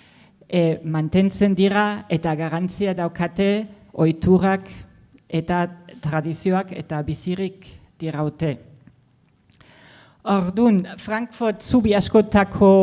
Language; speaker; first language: Basque; non-native, fluent; German